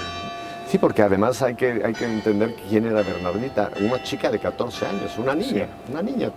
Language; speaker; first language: Spanish; native; Spanish